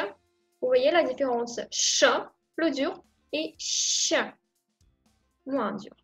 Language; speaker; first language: French; non-native, fluent; Russian